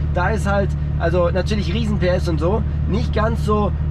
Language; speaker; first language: German; early bilingual, heritage; German